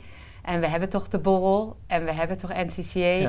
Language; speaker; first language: Dutch; native; Dutch